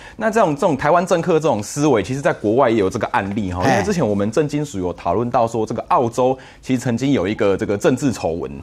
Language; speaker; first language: Chinese; native; Chinese